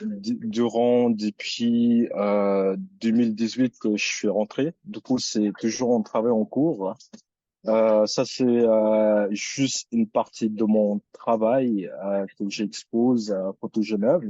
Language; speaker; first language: French; early bilingual, other home language; Filipino